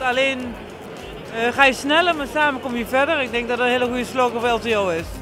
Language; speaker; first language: Dutch; native; Dutch